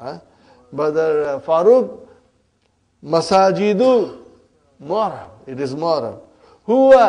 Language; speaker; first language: Arabic; non-native, learner; Urdu